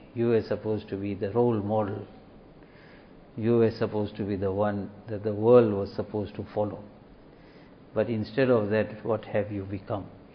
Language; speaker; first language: English; native; English